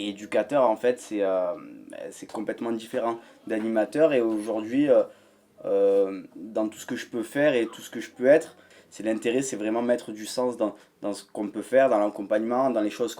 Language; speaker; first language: French; native; French